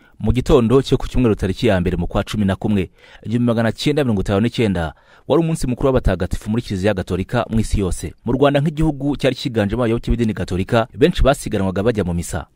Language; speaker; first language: Kinyarwanda; native; Kinyarwanda